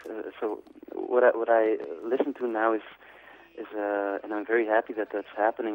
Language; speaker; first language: English; non-native, fluent; Dutch